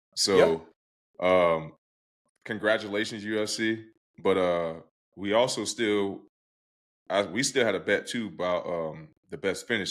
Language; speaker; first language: English; native; English